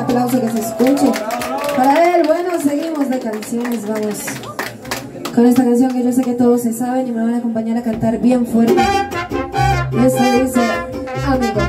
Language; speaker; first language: Spanish; native; Spanish